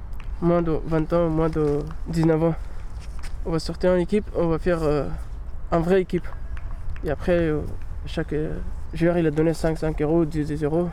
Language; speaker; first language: French; non-native, learner; Pashto